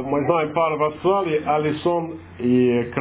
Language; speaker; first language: Russian; non-native, fluent; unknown